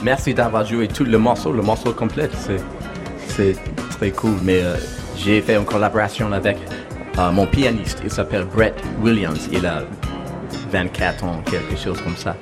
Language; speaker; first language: French; non-native, learner; English